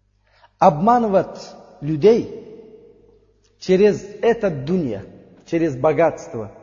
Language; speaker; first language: Russian; non-native, learner; Uzbek